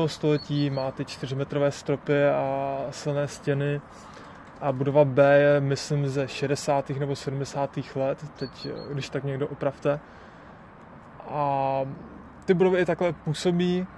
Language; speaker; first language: Czech; native; Czech